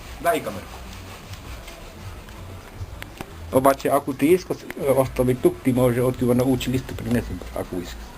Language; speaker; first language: Bulgarian; non-native, learner; Finnish